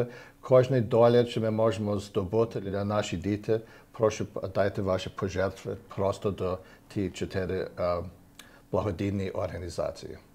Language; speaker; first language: Ukrainian; early bilingual, heritage; Ukrainian